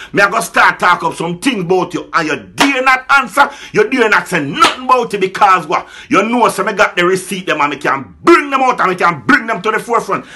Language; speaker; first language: English; non-native, local second language; Jamaican Creole English